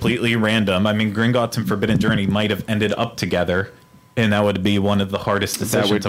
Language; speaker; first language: English; native; English